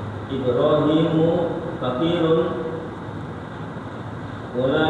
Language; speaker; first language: Arabic; non-native, learner; Indonesian